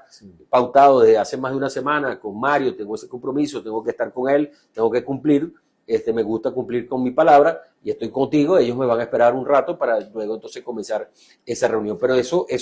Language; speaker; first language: Spanish; native; Spanish